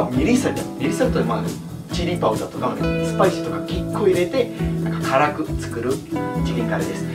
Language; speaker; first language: Japanese; non-native, fluent; Sinhala